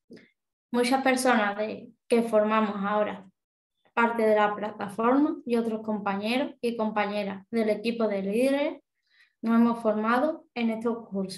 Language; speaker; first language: Spanish; native; Spanish